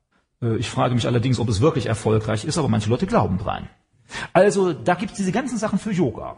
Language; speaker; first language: German; native; German